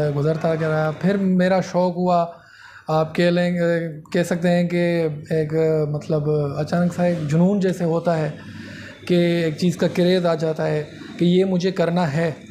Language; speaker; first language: Urdu; native; Urdu